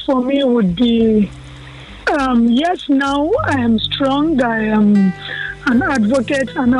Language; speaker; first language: English; non-native, local second language; Yoruba